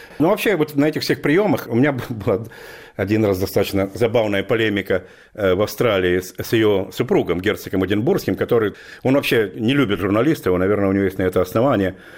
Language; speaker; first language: Russian; native; Russian